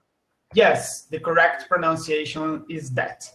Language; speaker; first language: English; non-native, learner; Portuguese